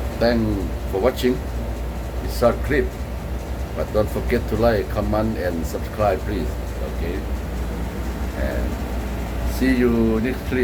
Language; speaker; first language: English; non-native, learner; Lao